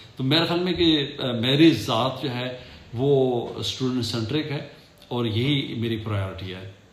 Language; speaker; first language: Urdu; non-native, local second language; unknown